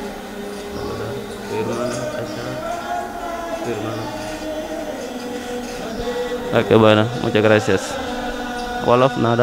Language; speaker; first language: Spanish; non-native, learner; Wolof